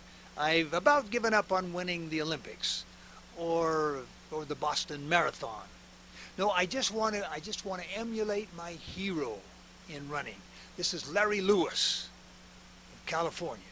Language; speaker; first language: English; native; English